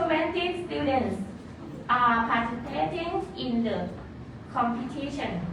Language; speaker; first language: English; non-native, fluent; Thai